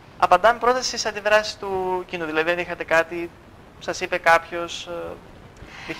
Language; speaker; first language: Greek; native; Greek